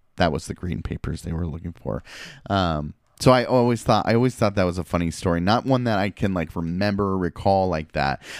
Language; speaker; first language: English; early bilingual, other home language; Spanish